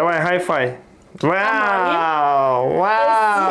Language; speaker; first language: Russian; native; Russian